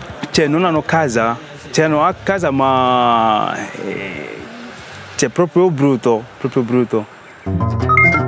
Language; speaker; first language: Italian; non-native, learner; Bambara